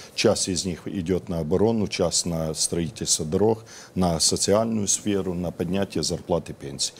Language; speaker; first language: Russian; non-native, local second language; Ukrainian